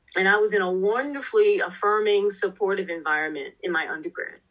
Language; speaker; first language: English; native; English